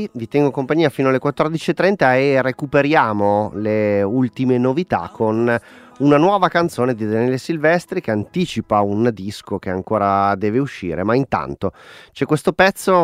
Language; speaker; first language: Italian; native; Italian